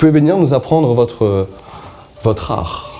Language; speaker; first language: French; native; French